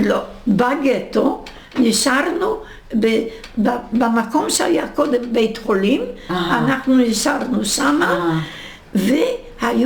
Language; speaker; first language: Hebrew; non-native, fluent; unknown